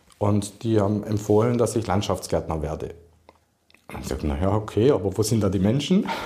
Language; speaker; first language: German; early bilingual, other home language; Hungarian